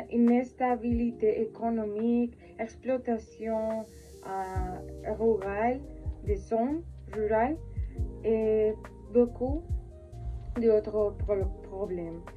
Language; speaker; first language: French; non-native, learner; Spanish